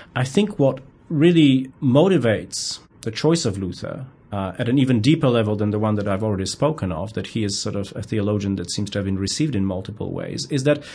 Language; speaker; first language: English; non-native, fluent; Polish